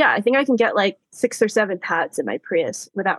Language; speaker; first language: English; native; English